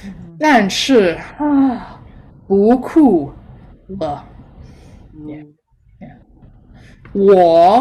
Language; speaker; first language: Chinese; non-native, fluent; English